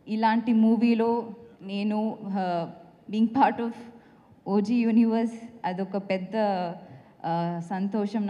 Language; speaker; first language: Telugu; non-native, fluent; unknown